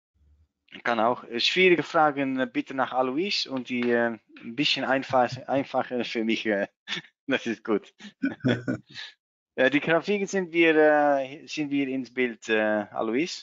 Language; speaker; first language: German; non-native, learner; Dutch